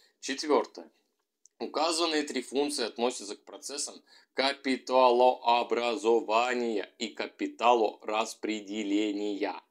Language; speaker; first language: Russian; native; Russian